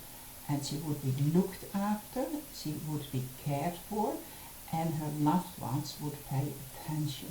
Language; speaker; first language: English; non-native, fluent; Dutch